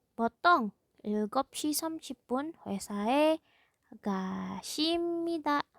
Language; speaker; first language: Korean; non-native, fluent; Indonesian